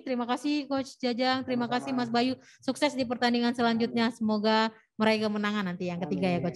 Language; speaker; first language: Indonesian; native; Indonesian